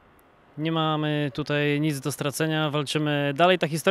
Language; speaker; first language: Polish; native; Polish